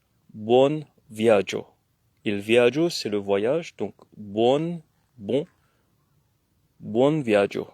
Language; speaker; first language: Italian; non-native, learner; French